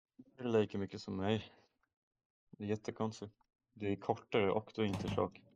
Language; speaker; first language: Swedish; early bilingual, other home language; German